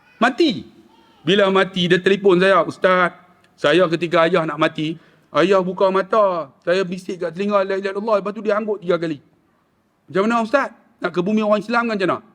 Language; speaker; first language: Malay; native; Malay